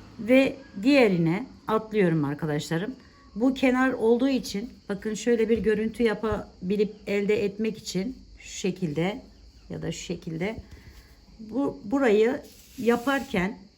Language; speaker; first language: Turkish; native; Turkish